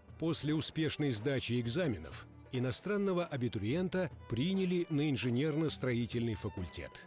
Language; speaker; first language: Russian; native; Russian